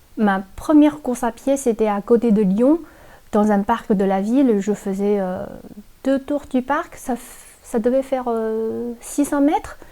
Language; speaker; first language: French; non-native, fluent; Chinese